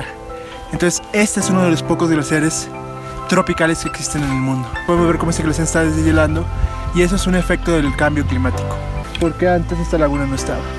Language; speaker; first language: Spanish; native; Spanish